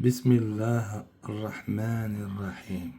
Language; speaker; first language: Arabic; native; Arabic